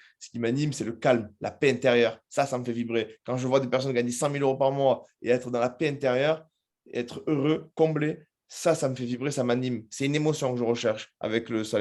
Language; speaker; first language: French; native; French